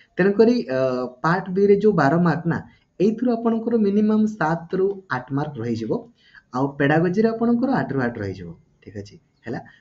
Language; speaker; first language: Odia; native; Odia